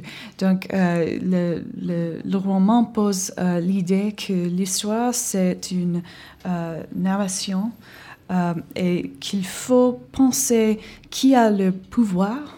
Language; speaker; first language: French; non-native, learner; English